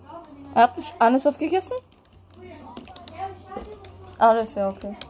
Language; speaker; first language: German; early bilingual, other home language; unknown